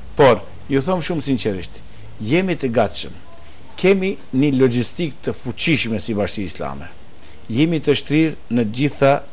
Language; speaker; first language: Albanian; native; Albanian